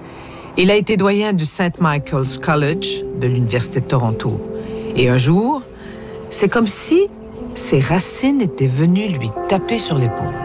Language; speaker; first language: French; native; French